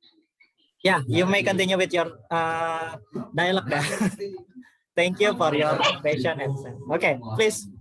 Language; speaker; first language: English; non-native, fluent; Indonesian